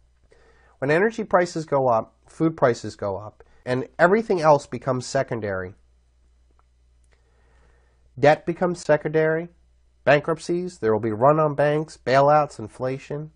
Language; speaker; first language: English; native; English